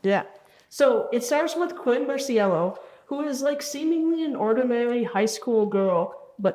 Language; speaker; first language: English; native; English